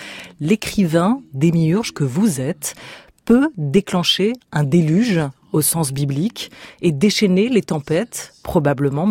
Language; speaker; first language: French; native; French